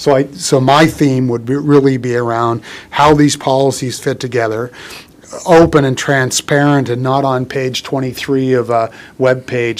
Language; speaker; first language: English; native; English